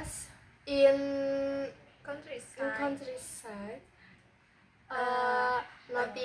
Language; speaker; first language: English; non-native, learner; Indonesian